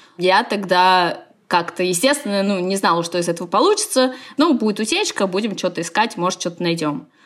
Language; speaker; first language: Russian; native; Russian